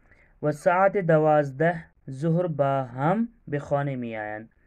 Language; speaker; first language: Persian; non-native, fluent; Urdu